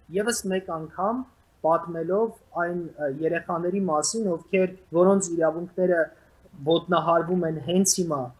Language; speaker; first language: Armenian; native; Armenian